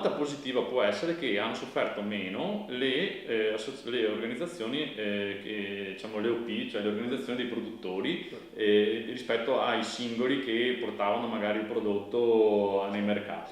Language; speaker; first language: Italian; native; Italian